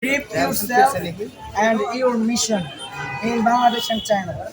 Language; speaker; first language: English; non-native, local second language; Bangla